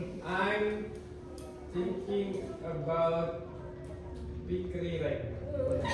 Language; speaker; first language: English; non-native, learner; Indonesian